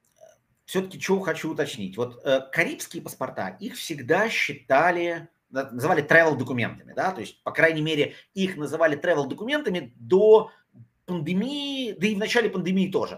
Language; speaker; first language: Russian; native; Russian